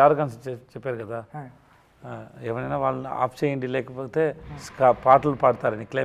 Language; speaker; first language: Telugu; non-native, learner; Tamil